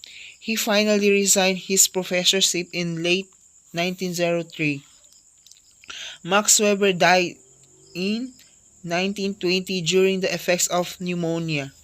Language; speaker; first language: English; non-native, local second language; Filipino